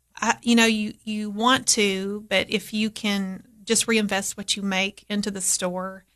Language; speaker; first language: English; native; English